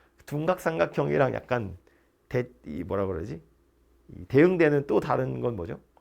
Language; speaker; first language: Korean; native; Korean